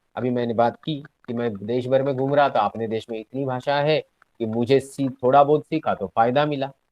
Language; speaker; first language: Hindi; non-native, local second language; Marathi